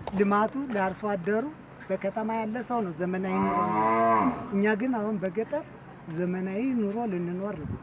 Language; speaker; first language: Amharic; native; Amharic